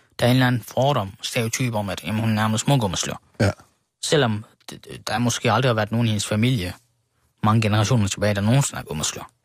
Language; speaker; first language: Danish; early bilingual, other home language; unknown